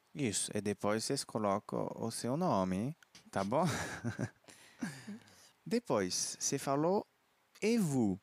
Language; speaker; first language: Portuguese; non-native, fluent; French